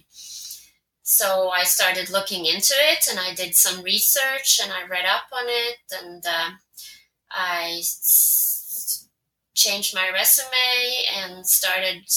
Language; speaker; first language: English; non-native, fluent; Swedish